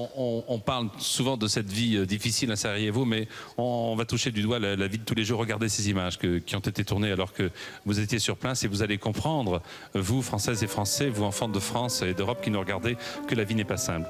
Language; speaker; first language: French; native; French